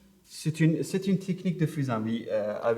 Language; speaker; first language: French; non-native, learner; Persian